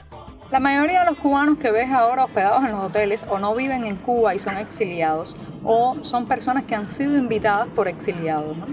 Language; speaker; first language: Spanish; native; Spanish